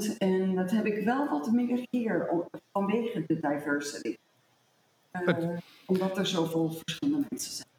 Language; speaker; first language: Dutch; early bilingual, heritage; Dutch